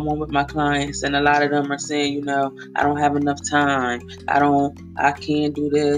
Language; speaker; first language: English; native; English